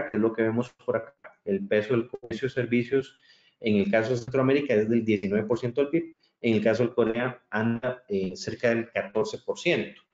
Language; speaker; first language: Spanish; native; Spanish